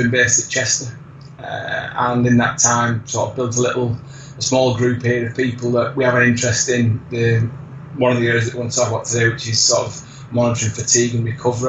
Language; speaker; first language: English; native; English